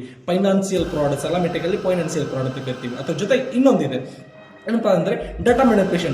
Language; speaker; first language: Kannada; native; Kannada